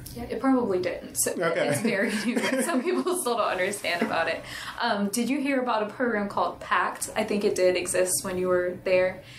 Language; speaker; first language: English; native; English